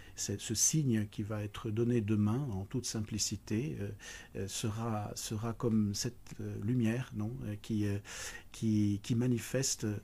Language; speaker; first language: French; native; French